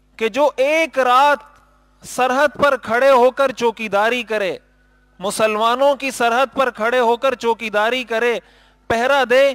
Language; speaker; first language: Urdu; native; Urdu